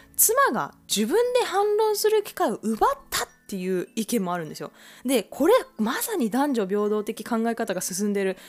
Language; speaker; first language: Japanese; native; Japanese